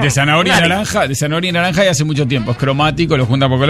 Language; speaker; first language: Spanish; native; Spanish